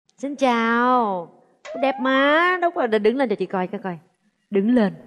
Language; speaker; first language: Vietnamese; native; Vietnamese